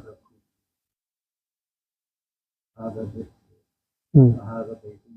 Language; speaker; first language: Arabic; non-native, learner; English